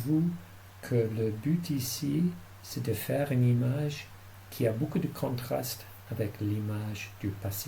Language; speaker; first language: French; non-native, fluent; English